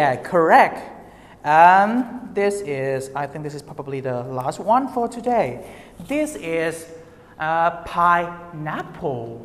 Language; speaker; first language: English; non-native, learner; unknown